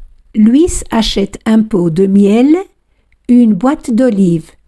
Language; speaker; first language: French; non-native, fluent; Spanish